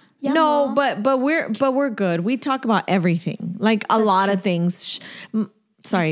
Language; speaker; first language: English; early bilingual, other home language; Spanish